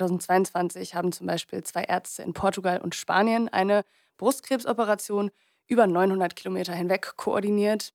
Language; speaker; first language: German; native; German